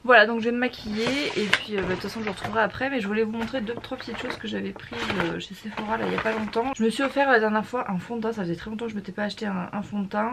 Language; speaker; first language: French; native; French